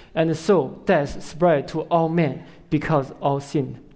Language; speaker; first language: English; non-native, fluent; Chinese